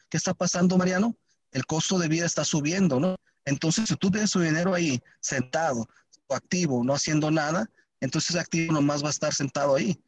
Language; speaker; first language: Spanish; early bilingual, heritage; Spanish